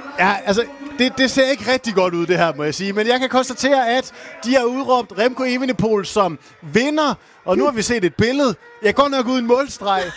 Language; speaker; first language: Danish; native; Danish